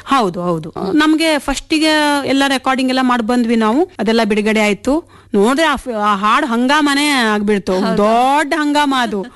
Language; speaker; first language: Kannada; non-native, local second language; Konkani